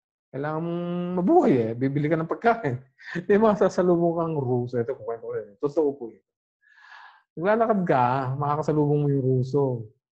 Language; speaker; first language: Filipino; native; Filipino